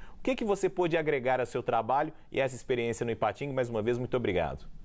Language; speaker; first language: Portuguese; native; Portuguese